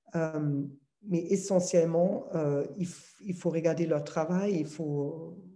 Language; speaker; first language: French; non-native, fluent; German